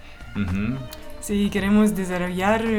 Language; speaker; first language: Spanish; non-native, fluent; Russian